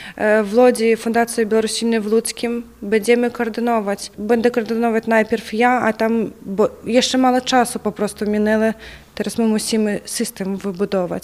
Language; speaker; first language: Polish; non-native, learner; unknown